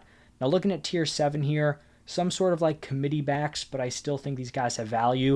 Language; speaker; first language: English; native; English